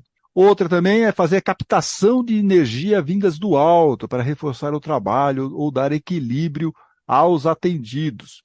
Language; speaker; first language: Portuguese; native; Portuguese